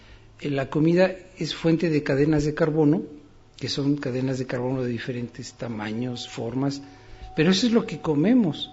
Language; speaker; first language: Spanish; native; Spanish